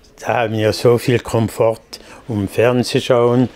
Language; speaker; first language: German; non-native, fluent; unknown